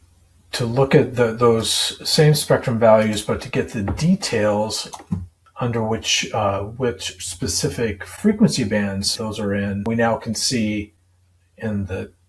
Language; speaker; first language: English; native; English